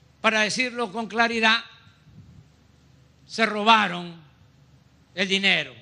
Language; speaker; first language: Spanish; native; Spanish